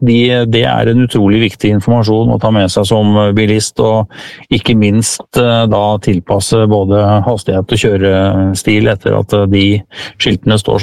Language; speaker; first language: Norwegian; native; Norwegian